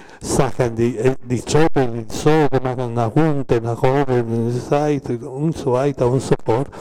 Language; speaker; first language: German; non-native, learner; Spanish